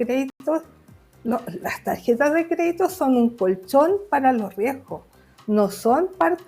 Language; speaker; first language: Spanish; native; Spanish